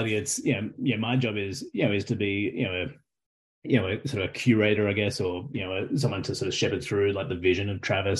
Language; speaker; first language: English; native; English